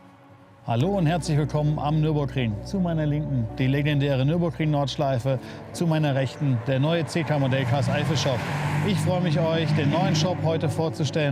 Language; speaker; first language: German; native; German